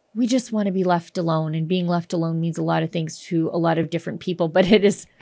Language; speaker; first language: English; native; English